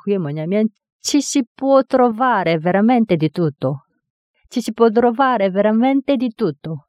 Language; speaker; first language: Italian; non-native, fluent; Korean